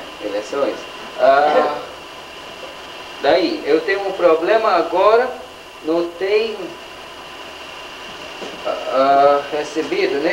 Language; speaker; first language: Portuguese; non-native, learner; English